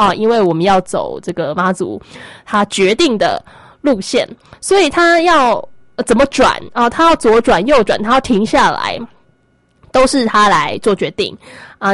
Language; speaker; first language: Chinese; native; Chinese